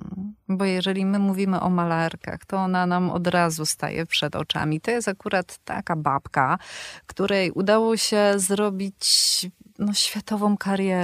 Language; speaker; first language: Polish; native; Polish